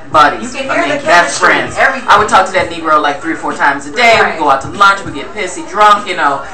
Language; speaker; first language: English; native; English